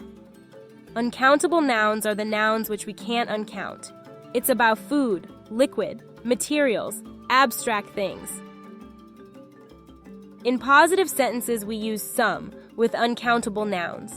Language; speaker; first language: English; non-native, fluent; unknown